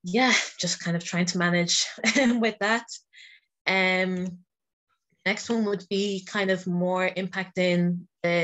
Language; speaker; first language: English; native; English